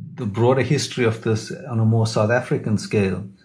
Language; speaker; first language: English; native; English